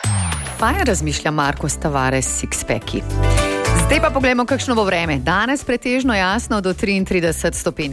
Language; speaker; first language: Slovenian; native; Slovenian